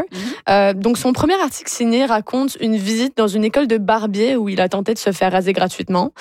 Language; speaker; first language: French; native; French